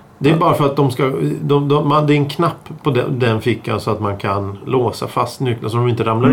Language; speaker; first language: Swedish; native; Swedish